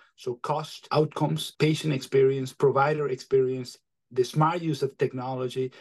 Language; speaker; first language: English; non-native, fluent; Spanish